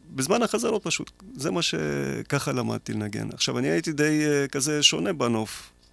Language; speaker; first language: Hebrew; early bilingual, other home language; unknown